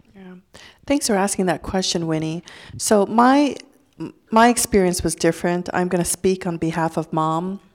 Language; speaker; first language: English; early bilingual, other home language; Lao